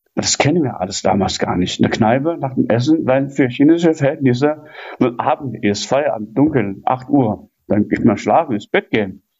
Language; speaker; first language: German; non-native, fluent; Chinese